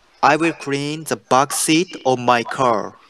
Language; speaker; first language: English; non-native, learner; Japanese